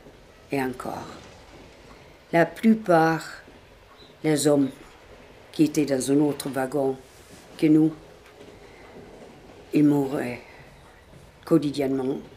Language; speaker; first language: French; non-native, fluent; German